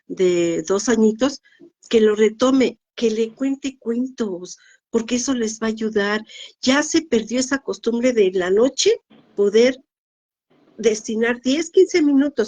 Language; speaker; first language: Spanish; native; Spanish